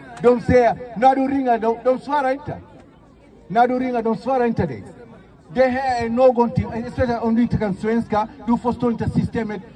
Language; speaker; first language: Swedish; non-native, fluent; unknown